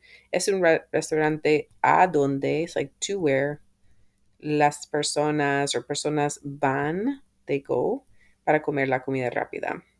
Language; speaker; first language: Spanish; non-native, fluent; English